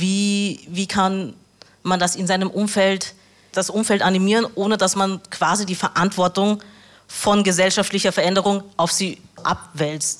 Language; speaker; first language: German; early bilingual, other home language; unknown